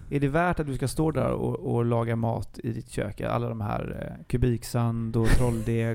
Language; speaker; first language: Swedish; native; Swedish